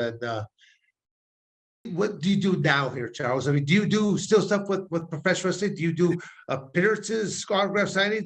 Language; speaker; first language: English; native; English